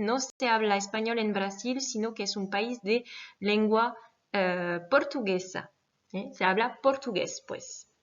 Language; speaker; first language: Spanish; non-native, fluent; French